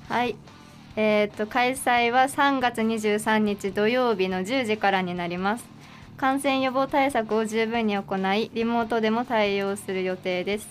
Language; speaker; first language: Japanese; native; Japanese